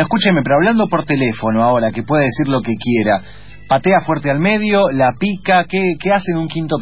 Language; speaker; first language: Spanish; native; Spanish